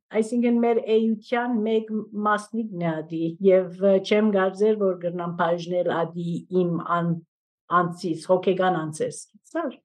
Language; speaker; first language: Armenian; native; Armenian